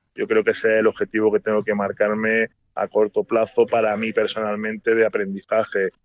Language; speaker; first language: Spanish; native; Spanish